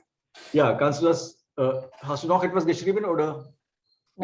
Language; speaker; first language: German; non-native, fluent; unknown